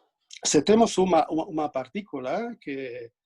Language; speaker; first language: Portuguese; non-native, fluent; Italian